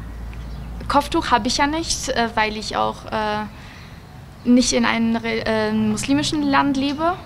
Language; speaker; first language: German; early bilingual, other home language; Albanian